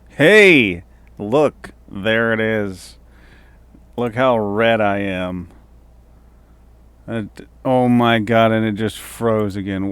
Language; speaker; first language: English; native; English